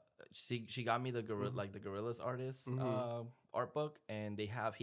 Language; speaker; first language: English; non-native, fluent; Spanish